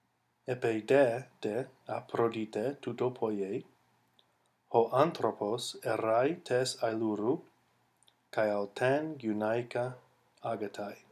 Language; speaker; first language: Greek; non-native, fluent; English